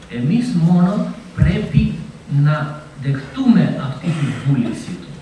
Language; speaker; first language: Greek; non-native, fluent; Macedonian